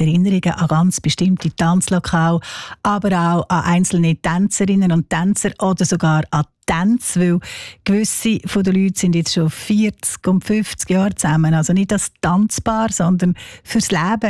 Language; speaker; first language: German; native; German